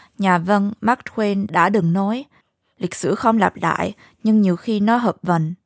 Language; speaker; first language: Vietnamese; early bilingual, heritage; Vietnamese